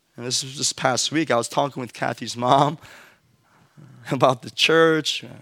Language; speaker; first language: English; early bilingual, other home language; Korean